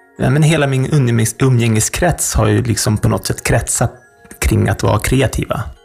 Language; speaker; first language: Swedish; native; Swedish